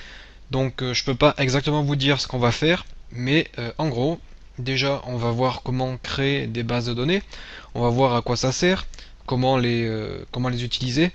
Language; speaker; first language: French; native; French